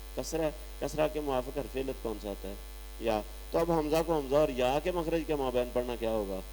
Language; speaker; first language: Urdu; non-native, local second language; Punjabi